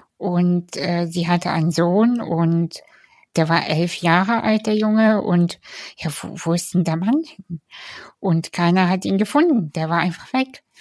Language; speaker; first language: German; early bilingual, other home language; Russian